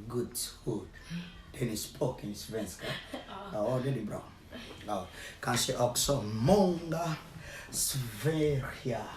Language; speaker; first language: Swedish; non-native, learner; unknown